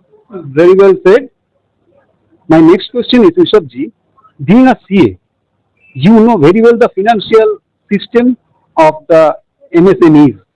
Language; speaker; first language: English; non-native, local second language; Bangla